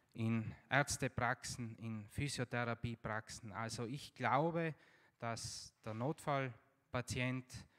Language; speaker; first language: German; native; German